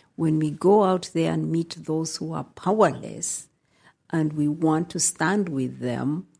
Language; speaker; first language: English; non-native, local second language; Nyankole